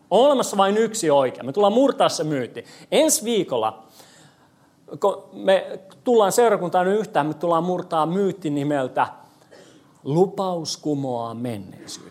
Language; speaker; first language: Finnish; non-native, fluent; English